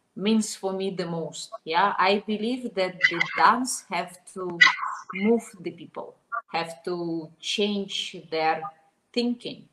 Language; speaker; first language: English; non-native, fluent; Russian